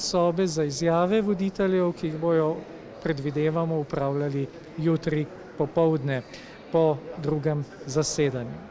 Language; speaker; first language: Slovenian; native; Slovenian